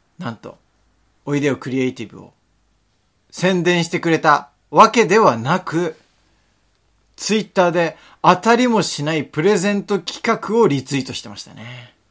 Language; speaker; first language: Japanese; native; Japanese